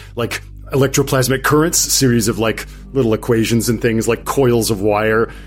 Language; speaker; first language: English; native; English